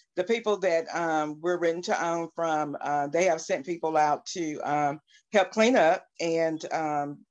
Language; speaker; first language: English; native; English